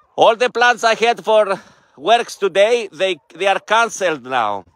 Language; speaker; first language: English; non-native, fluent; Greek